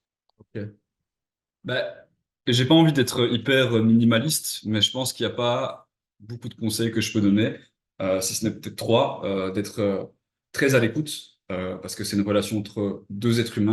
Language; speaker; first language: French; native; French